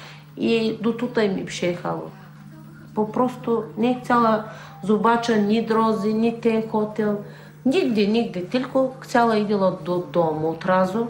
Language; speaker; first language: Polish; non-native, learner; Turkish